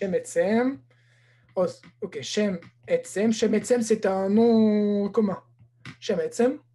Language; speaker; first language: Hebrew; non-native, fluent; French